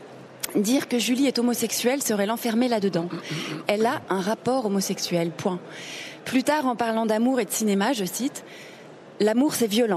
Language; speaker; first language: French; native; French